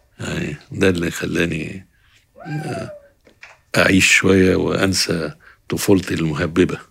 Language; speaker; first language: Arabic; native; Arabic